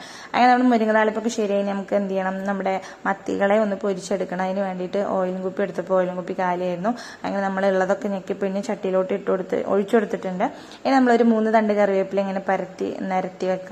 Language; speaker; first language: Malayalam; native; Malayalam